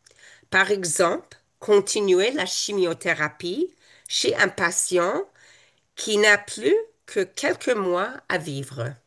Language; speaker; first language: French; non-native, fluent; English